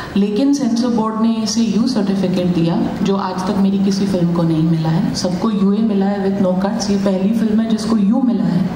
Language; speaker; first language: Hindi; native; Hindi